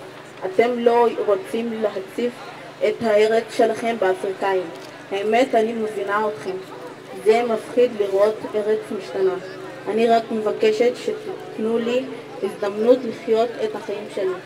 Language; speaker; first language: Hebrew; early bilingual, other home language; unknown